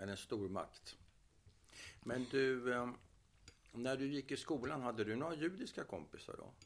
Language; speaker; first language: Swedish; native; Swedish